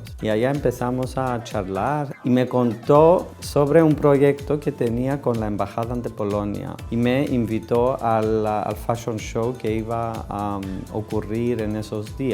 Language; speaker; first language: Spanish; non-native, fluent; Greek